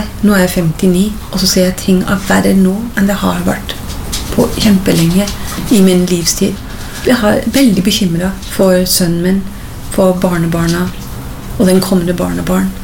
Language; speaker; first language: Norwegian; non-native, fluent; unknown